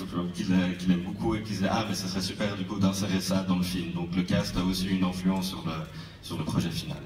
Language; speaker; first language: French; native; French